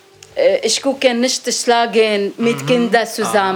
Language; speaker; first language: German; non-native, learner; Arabic